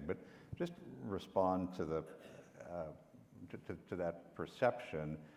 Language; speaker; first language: English; native; English